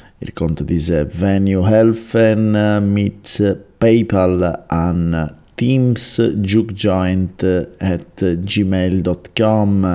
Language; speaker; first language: German; non-native, learner; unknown